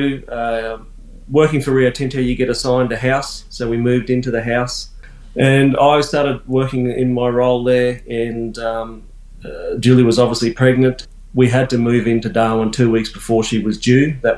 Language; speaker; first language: English; native; English